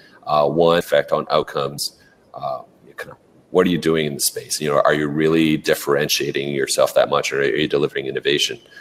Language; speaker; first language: English; native; English